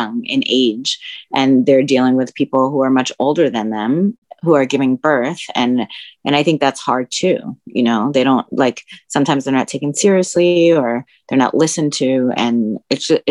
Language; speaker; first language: English; early bilingual, other home language; Spanish